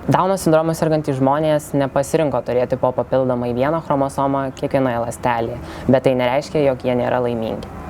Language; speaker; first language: Lithuanian; native; Lithuanian